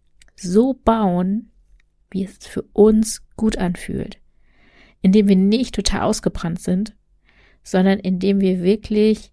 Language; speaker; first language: German; native; German